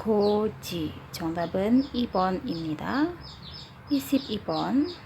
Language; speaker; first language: Korean; non-native, fluent; Indonesian